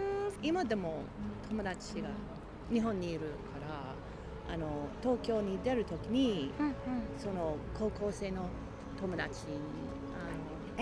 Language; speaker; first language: Japanese; non-native, learner; English